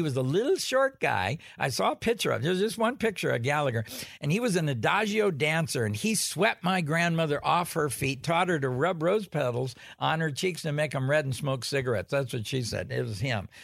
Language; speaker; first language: English; native; English